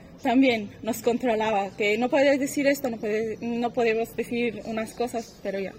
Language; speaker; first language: Spanish; non-native, learner; Persian